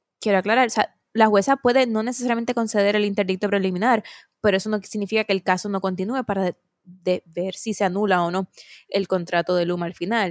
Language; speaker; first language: Spanish; native; Spanish